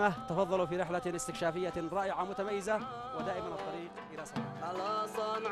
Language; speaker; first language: Arabic; native; Arabic